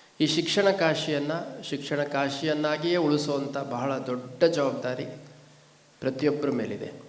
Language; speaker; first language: Kannada; native; Kannada